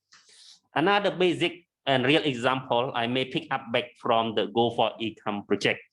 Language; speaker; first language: English; non-native, learner; Khmer